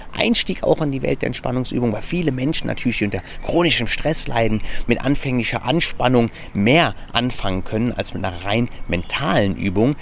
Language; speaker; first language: German; native; German